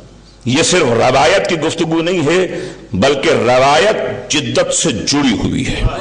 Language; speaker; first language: Urdu; native; Urdu